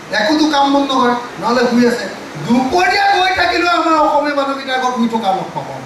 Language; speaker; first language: Assamese; native; Assamese